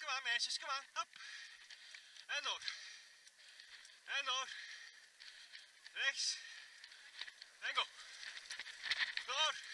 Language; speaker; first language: Dutch; native; Dutch